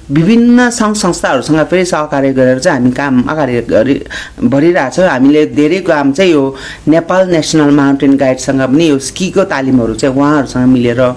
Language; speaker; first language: Nepali; non-native, local second language; Sherpa